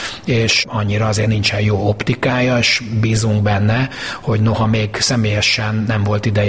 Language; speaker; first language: Hungarian; native; Hungarian